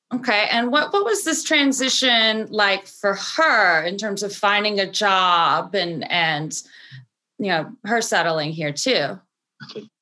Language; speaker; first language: English; early bilingual, other home language; Portuguese